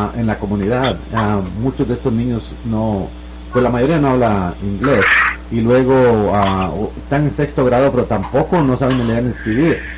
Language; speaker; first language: Spanish; native; Spanish